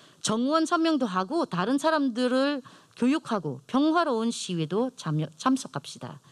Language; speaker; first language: Korean; non-native, fluent; Filipino